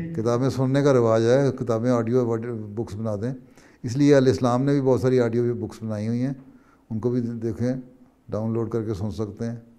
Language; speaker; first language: Urdu; native; Urdu